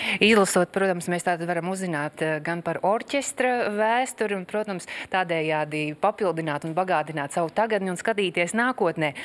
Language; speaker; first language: Latvian; native; Latvian